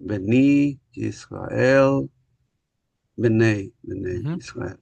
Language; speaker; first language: Hebrew; non-native, learner; English